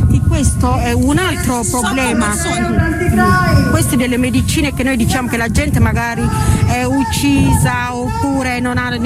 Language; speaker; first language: Italian; non-native, fluent; Tigrinya